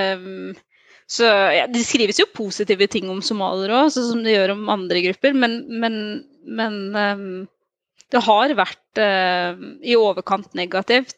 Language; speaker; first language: Norwegian; early bilingual, other home language; Somali